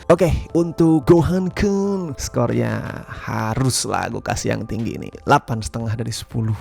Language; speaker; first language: Indonesian; native; Indonesian